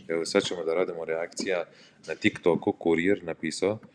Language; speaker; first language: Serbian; non-native, learner; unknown